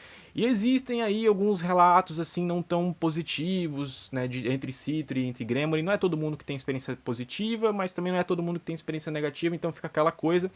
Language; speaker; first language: Portuguese; native; Portuguese